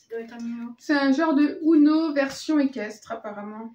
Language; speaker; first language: French; native; French